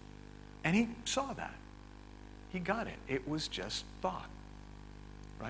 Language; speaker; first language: English; native; English